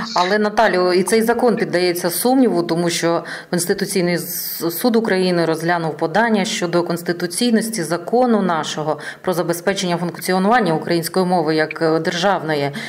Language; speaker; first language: Ukrainian; native; Ukrainian